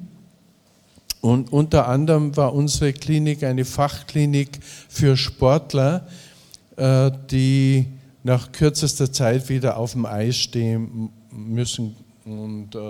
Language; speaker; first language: German; native; German